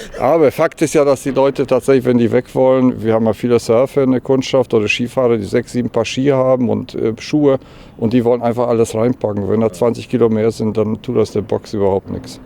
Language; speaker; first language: German; early bilingual, other home language; Polish